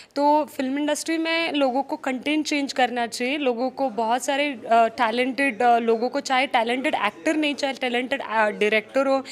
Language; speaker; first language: Hindi; non-native, local second language; Marathi